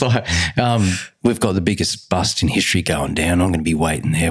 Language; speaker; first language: English; native; English